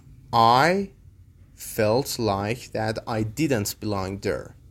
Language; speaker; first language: English; non-native, fluent; Persian